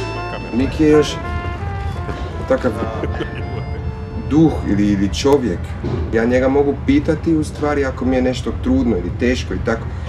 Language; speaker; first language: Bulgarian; non-native, learner; Croatian